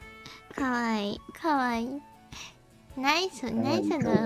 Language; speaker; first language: Japanese; native; Japanese